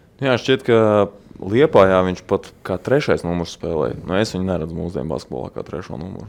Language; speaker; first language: Latvian; native; Latvian